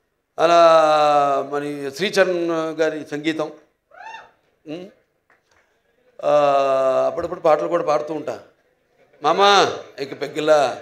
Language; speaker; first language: Telugu; native; Telugu